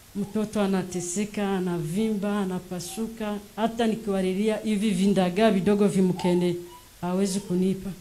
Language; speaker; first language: Swahili; non-native, local second language; Rundi